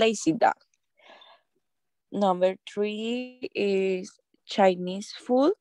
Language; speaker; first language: English; non-native, learner; Spanish